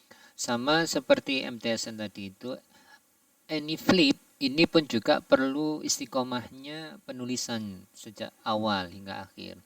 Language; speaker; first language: Indonesian; native; Indonesian